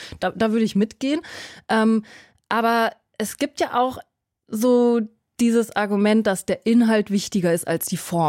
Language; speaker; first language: German; native; German